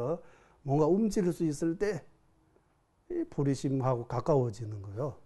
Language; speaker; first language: Korean; non-native, fluent; Tibetan